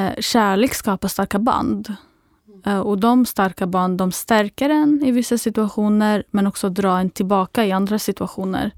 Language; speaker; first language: Swedish; non-native, fluent; Arabic